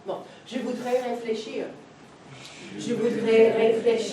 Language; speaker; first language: French; non-native, fluent; English